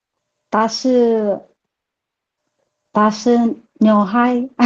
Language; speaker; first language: Chinese; non-native, learner; Filipino